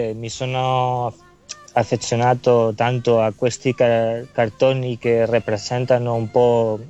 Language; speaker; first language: Italian; non-native, learner; Spanish